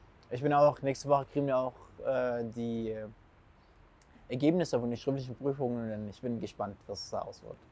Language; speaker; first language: German; non-native, fluent; Arabic